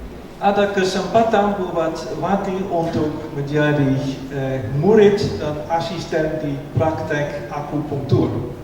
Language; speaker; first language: Indonesian; non-native, fluent; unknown